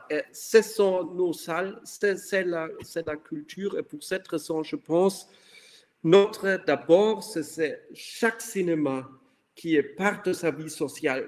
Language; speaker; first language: French; non-native, fluent; German